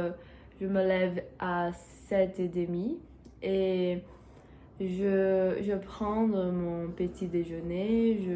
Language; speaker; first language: French; non-native, learner; Portuguese